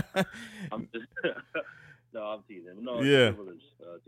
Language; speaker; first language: English; early bilingual, other home language; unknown